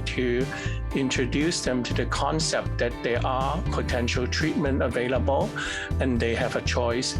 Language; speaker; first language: English; non-native, fluent; Cantonese